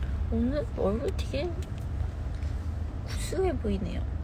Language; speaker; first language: Korean; early bilingual, heritage; Korean